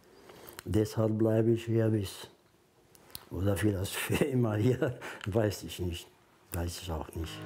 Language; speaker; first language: German; non-native, learner; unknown